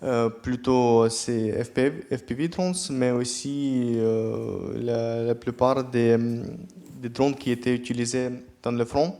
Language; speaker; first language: French; non-native, fluent; Ukrainian